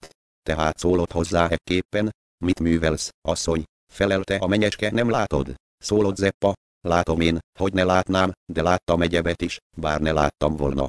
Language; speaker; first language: Hungarian; native; Hungarian